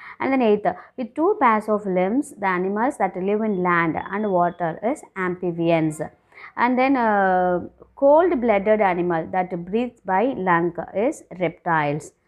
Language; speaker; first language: English; non-native, local second language; Tamil